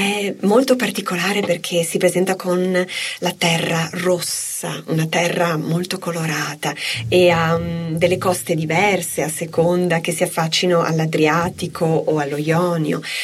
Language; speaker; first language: Italian; native; Italian